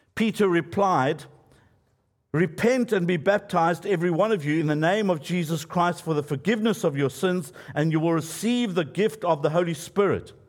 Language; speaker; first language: English; native; English